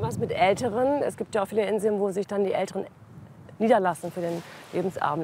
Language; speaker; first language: German; native; German